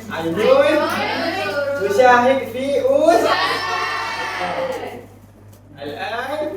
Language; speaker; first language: Arabic; non-native, learner; Malay